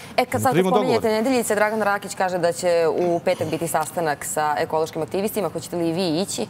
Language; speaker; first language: Bosnian; native; Bosnian